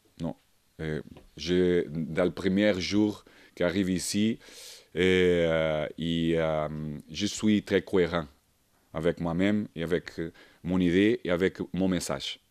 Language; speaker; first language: French; non-native, learner; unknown